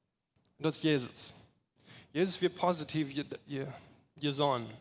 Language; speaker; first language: German; non-native, learner; Plautdietsch